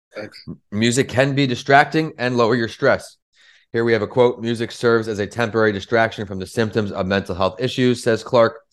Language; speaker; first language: English; native; English